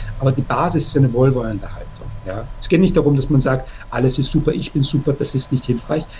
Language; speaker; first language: German; early bilingual, other home language; Persian